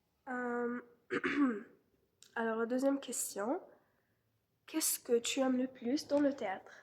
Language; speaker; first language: French; non-native, local second language; Arabic